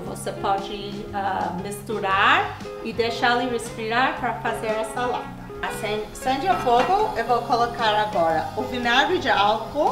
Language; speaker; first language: Portuguese; non-native, fluent; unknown